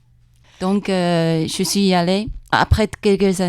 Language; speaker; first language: French; non-native, fluent; Chinese